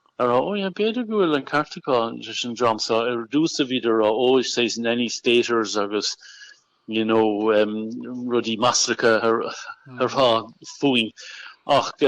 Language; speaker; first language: Irish; non-native, local second language; English